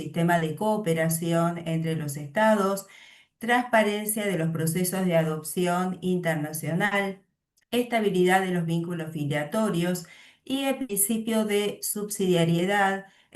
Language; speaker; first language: Spanish; native; Spanish